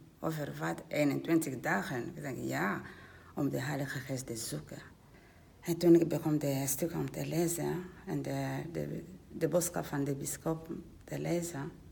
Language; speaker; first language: Dutch; non-native, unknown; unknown